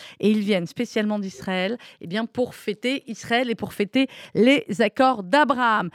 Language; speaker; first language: French; native; French